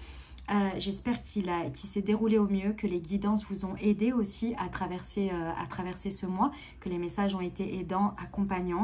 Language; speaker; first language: French; native; French